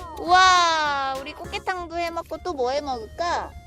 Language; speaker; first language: Korean; native; Korean